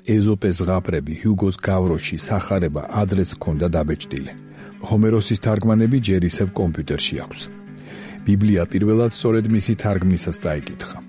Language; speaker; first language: Georgian; native; Georgian